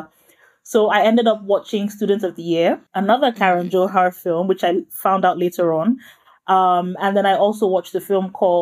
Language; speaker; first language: English; non-native, local second language; Yoruba